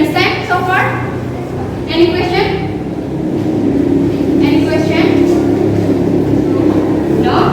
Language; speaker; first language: English; non-native, learner; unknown